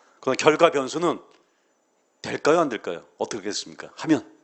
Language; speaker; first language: Korean; native; Korean